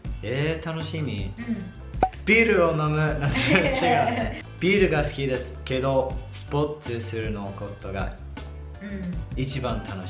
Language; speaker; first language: Japanese; non-native, learner; English